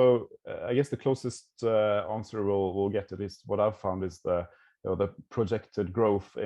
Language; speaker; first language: English; non-native, fluent; Norwegian